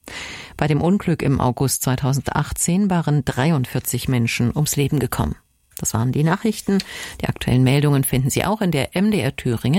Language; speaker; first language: German; native; German